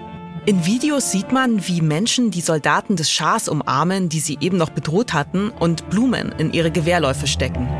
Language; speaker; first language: German; native; German